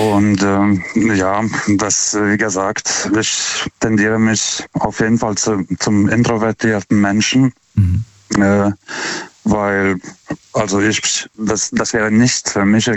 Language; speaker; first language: German; non-native, fluent; Lithuanian